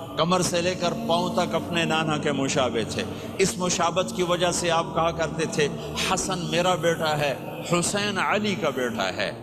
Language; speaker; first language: Urdu; non-native, local second language; Punjabi